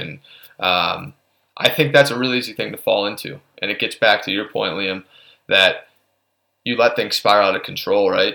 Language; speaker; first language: English; native; English